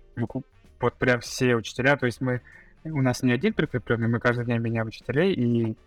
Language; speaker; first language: Russian; native; Russian